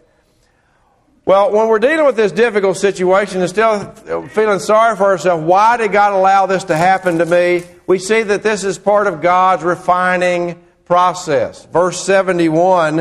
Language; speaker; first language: English; native; English